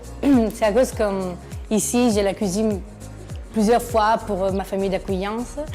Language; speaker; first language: French; non-native, learner; Italian